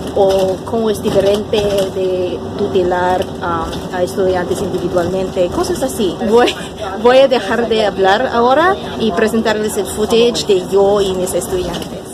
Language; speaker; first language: Spanish; non-native, fluent; English